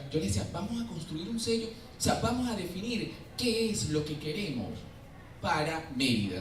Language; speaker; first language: Spanish; native; Spanish